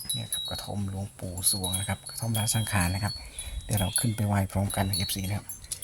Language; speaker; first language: Thai; native; Thai